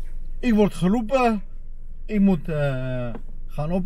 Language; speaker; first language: Dutch; non-native, fluent; Armenian